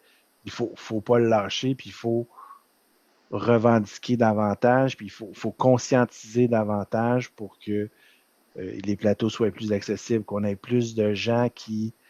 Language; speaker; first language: French; native; French